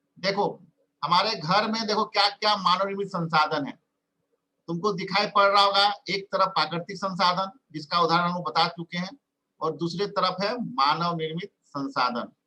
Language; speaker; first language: Hindi; native; Hindi